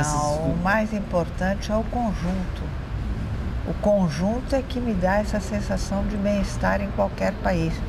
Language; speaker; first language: Portuguese; early bilingual, other home language; Italian